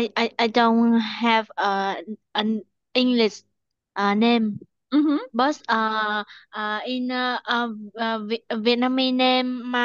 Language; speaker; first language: English; non-native, learner; Vietnamese